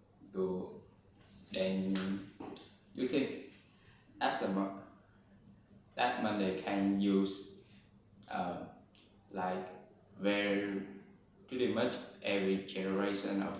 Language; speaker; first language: English; non-native, learner; Vietnamese